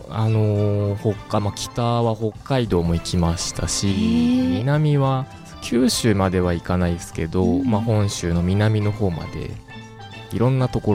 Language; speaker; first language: Japanese; native; Japanese